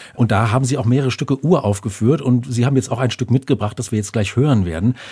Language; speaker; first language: German; native; German